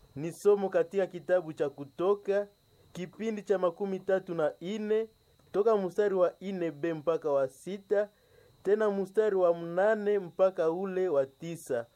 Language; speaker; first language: Swahili; native; Swahili